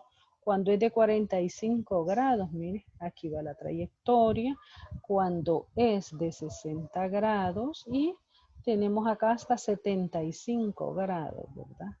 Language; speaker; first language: Spanish; native; Spanish